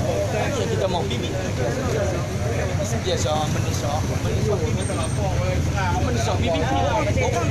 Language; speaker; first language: Malay; native; Malay